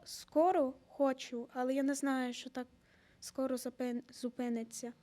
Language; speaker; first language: Ukrainian; early bilingual, heritage; Ukrainian